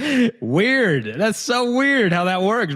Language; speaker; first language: English; native; English